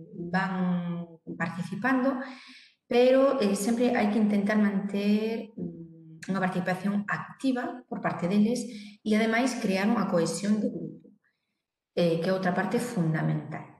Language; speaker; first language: Spanish; non-native, local second language; Galician